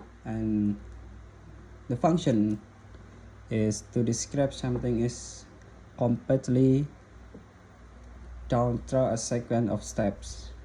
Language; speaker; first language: English; non-native, learner; Indonesian